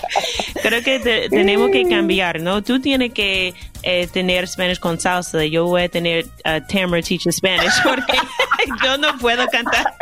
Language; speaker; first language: Spanish; non-native, fluent; English